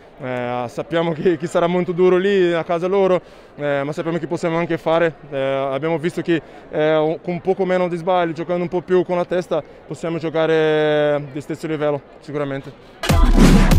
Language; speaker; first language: Italian; non-native, learner; Slovenian